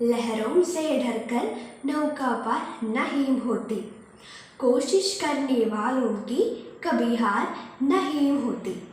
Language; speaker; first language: Hindi; non-native, local second language; Malayalam